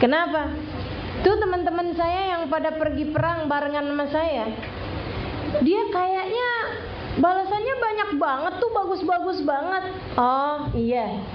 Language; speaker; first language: Indonesian; native; Indonesian